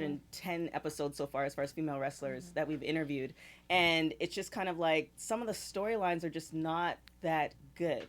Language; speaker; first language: English; native; English